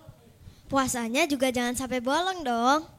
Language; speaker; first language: Indonesian; native; Indonesian